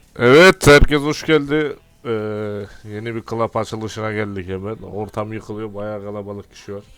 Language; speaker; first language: Turkish; native; Turkish